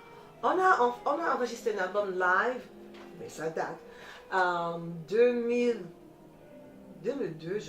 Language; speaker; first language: French; non-native, fluent; English